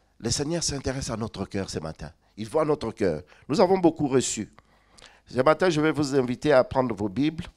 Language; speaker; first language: French; non-native, local second language; Lingala